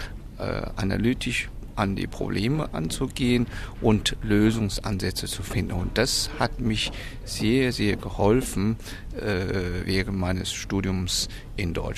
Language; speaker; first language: German; non-native, fluent; Chinese